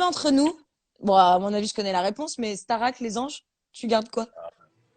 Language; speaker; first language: French; native; French